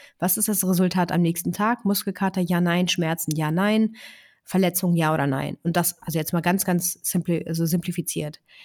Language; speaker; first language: German; early bilingual, other home language; Greek